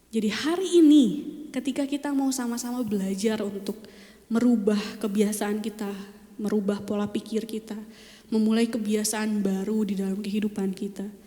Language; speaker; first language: Indonesian; native; Indonesian